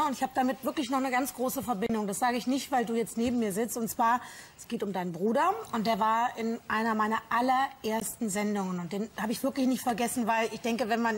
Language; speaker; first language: German; native; German